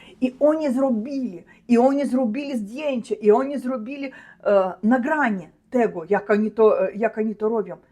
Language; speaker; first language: Polish; non-native, learner; Russian